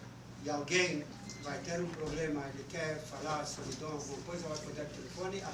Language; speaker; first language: Portuguese; non-native, fluent; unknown